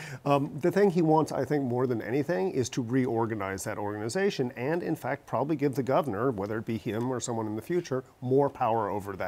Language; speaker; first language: English; native; English